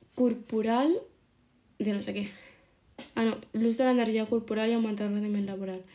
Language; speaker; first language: Catalan; non-native, local second language; Spanish